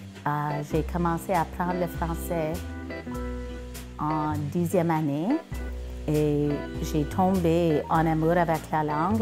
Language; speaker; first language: French; non-native, local second language; English